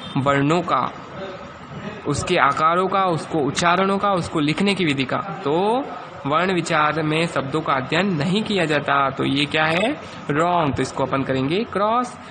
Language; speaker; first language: Hindi; native; Hindi